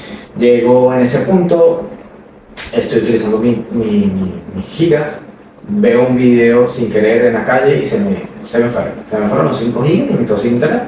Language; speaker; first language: Spanish; native; Spanish